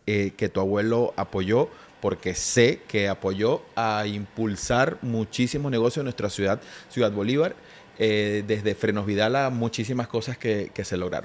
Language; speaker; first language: Spanish; native; Spanish